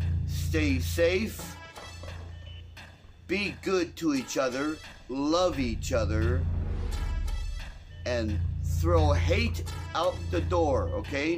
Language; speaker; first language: English; native; English